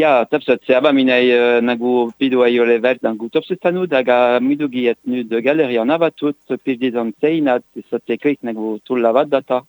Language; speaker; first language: Estonian; non-native, learner; French